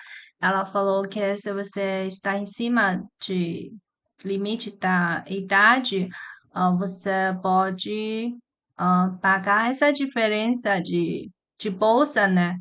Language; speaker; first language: Portuguese; non-native, learner; Chinese